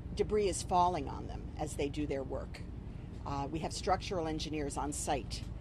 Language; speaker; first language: English; native; English